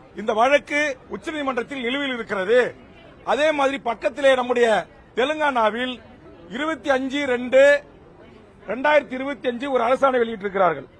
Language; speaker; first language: Tamil; native; Tamil